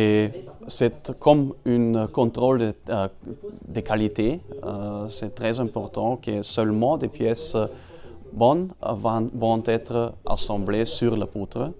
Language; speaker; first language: French; non-native, fluent; German